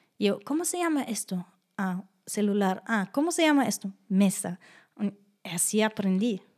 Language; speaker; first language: Spanish; non-native, fluent; German